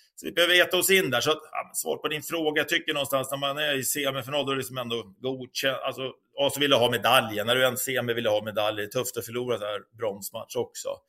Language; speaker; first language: Swedish; native; Swedish